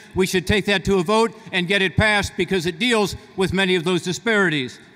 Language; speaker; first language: English; native; English